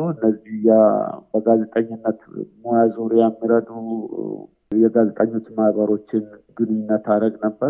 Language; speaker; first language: Amharic; non-native, local second language; Oromo